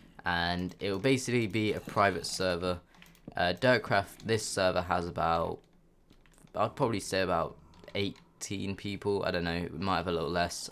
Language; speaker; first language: English; native; English